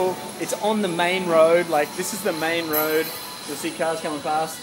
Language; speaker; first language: English; native; English